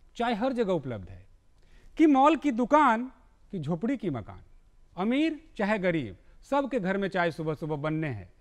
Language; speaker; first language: Hindi; non-native, local second language; Magahi